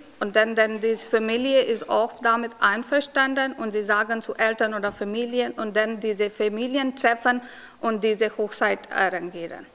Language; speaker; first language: German; non-native, learner; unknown